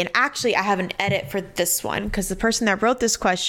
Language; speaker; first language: English; native; English